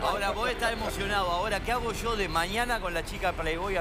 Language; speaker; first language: Spanish; native; Spanish